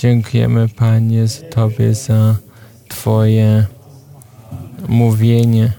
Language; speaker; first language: Polish; non-native, fluent; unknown